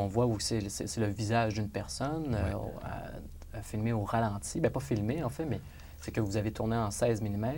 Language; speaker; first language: French; native; French